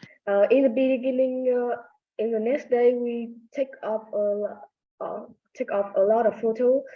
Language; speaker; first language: English; non-native, learner; Vietnamese